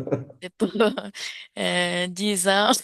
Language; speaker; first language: French; non-native, fluent; Portuguese